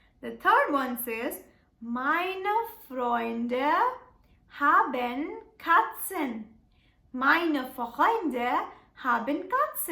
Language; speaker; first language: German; non-native, fluent; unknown